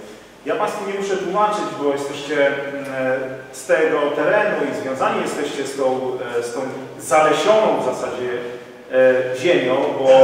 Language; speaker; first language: Polish; native; Polish